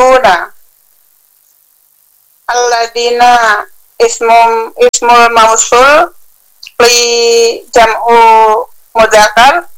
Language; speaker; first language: Arabic; non-native, learner; Indonesian